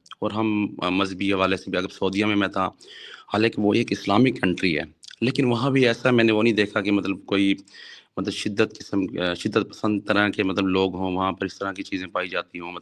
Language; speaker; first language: Urdu; non-native, local second language; Saraiki